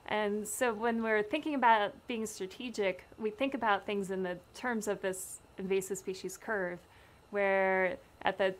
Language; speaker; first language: English; native; English